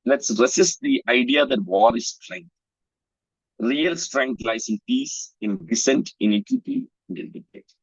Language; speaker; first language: English; non-native, local second language; Malayalam